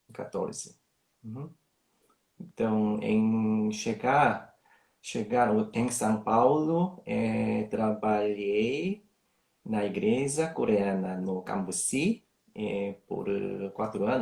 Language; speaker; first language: Portuguese; non-native, learner; Korean